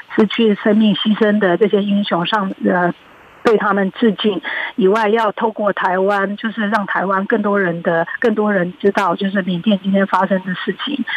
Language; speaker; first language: Chinese; early bilingual, heritage; Chinese